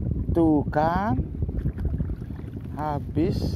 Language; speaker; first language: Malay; non-native, local second language; Balinese